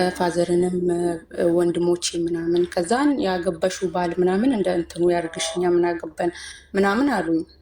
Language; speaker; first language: Amharic; native; Amharic